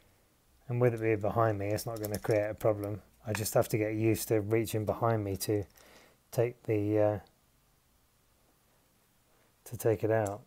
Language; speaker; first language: English; native; English